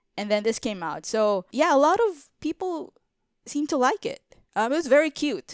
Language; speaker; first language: English; non-native, local second language; Filipino